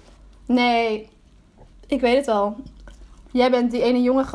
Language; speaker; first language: Dutch; native; Dutch